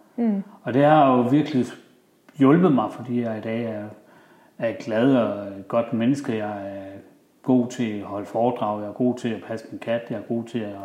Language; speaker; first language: Danish; early bilingual, other home language; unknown